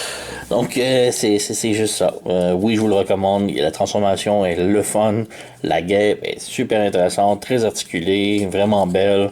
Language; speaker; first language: French; native; French